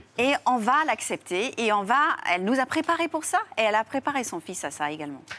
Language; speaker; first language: French; non-native, fluent; English